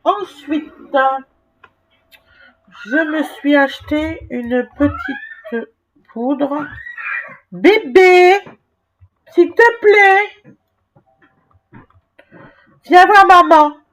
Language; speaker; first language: French; native; French